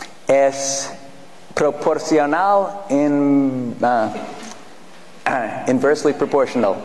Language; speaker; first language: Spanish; non-native, fluent; English